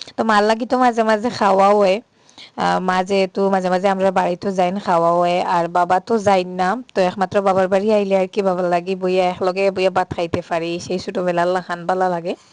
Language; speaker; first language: Bangla; native; Bangla